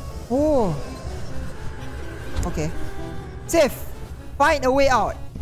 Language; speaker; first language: English; non-native, local second language; Malay